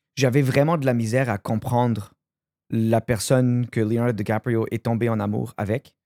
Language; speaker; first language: French; native; French